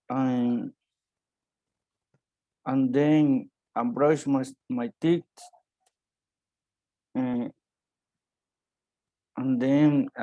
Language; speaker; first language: English; non-native, learner; Spanish